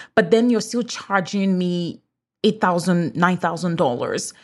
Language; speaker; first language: English; native; English